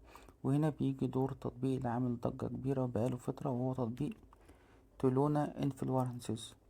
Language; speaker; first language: Arabic; native; Arabic